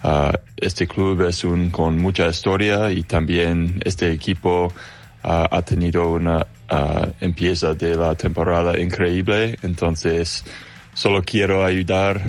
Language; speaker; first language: Spanish; non-native, fluent; English